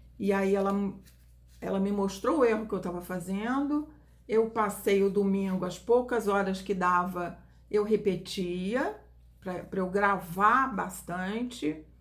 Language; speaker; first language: Portuguese; native; Portuguese